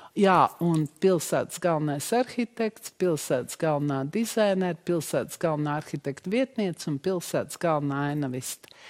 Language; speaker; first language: Latvian; native; Latvian